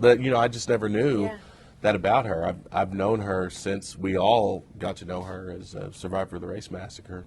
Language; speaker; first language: English; native; English